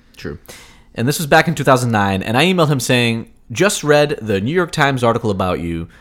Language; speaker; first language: English; early bilingual, other home language; Russian